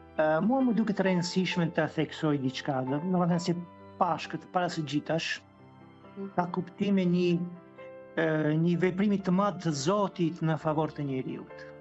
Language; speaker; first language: Albanian; non-native, fluent; Italian